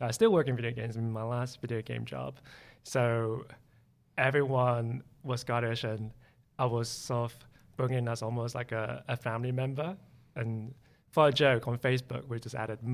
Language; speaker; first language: English; native; English